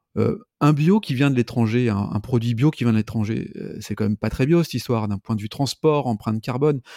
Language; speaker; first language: French; native; French